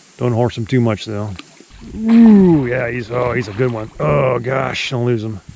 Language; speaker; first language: English; native; English